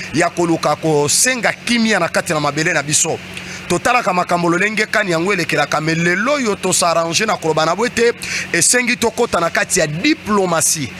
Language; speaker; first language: Lingala; non-native, local second language; Kongo